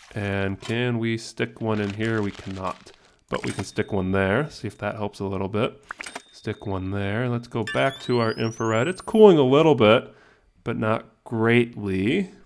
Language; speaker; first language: English; native; English